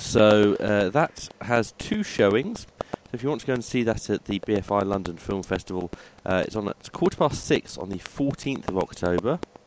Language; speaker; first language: English; native; English